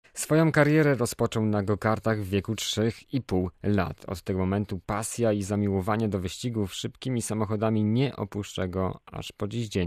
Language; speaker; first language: Polish; native; Polish